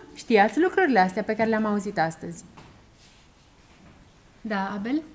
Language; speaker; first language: Romanian; native; Romanian